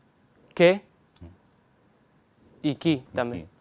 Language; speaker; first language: Catalan; non-native, learner; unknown